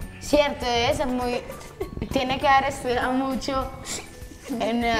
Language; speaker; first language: Spanish; native; Spanish